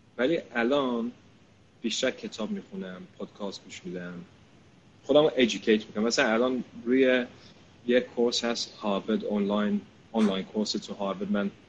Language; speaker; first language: Persian; early bilingual, heritage; Persian